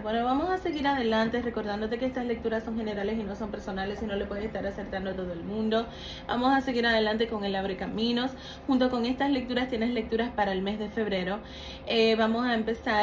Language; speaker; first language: Spanish; native; Spanish